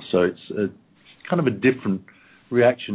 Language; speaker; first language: English; native; English